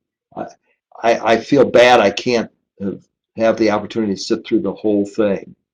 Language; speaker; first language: English; native; English